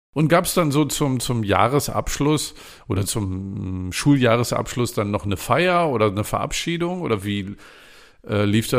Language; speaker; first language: German; native; German